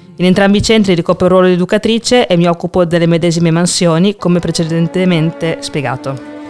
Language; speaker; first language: Italian; native; Italian